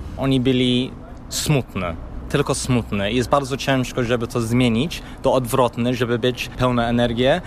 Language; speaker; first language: Polish; non-native, learner; English